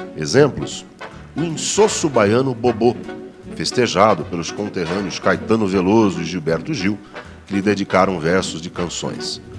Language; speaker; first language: Portuguese; native; Portuguese